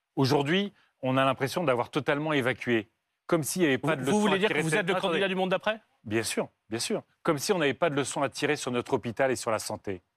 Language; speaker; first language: French; native; French